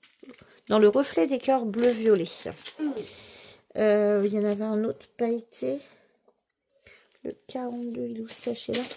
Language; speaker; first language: French; native; French